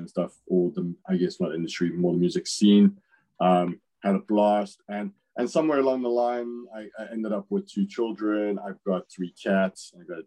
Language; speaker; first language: English; native; English